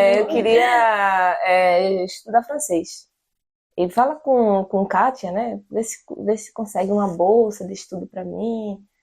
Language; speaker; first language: Portuguese; native; Portuguese